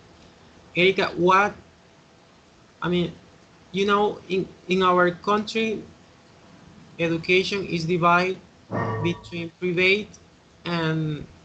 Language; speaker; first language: English; non-native, fluent; Spanish